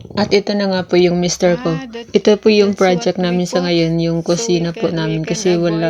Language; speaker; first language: Filipino; non-native, local second language; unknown